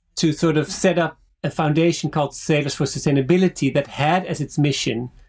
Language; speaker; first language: English; non-native, fluent; Dutch